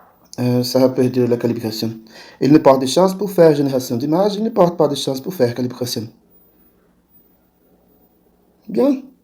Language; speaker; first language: French; non-native, learner; Portuguese